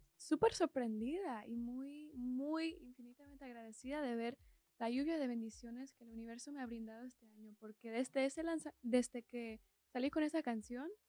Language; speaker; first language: Spanish; early bilingual, heritage; Spanish